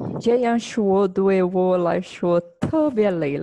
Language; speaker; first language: Chinese; non-native, fluent; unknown